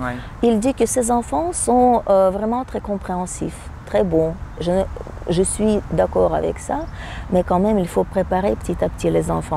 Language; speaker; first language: French; non-native, fluent; Russian